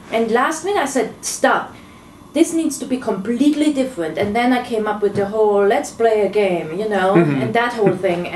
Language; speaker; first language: English; non-native, fluent; German